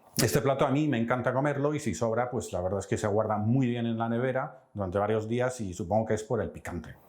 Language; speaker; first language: Spanish; non-native, fluent; Dutch